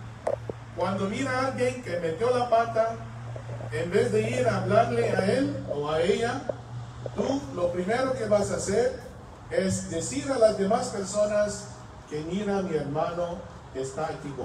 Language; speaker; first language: Spanish; non-native, fluent; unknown